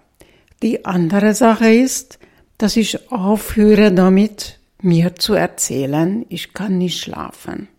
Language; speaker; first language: German; non-native, fluent; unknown